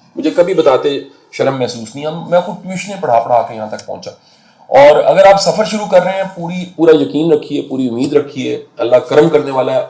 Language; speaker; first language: Urdu; non-native, local second language; Punjabi